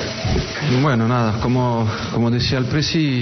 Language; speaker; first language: Spanish; non-native, fluent; French